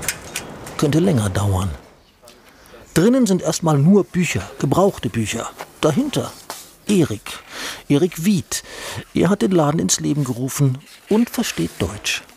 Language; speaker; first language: German; native; German